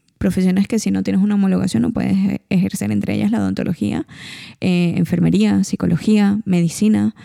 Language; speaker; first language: Spanish; native; Spanish